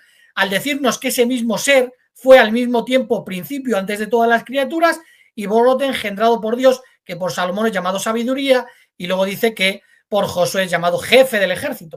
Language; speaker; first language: Spanish; native; Spanish